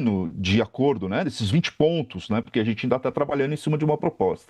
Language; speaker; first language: Portuguese; native; Portuguese